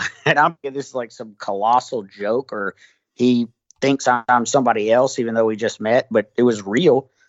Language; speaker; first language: English; native; English